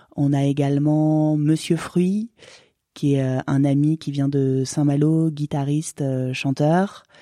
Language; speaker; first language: French; native; French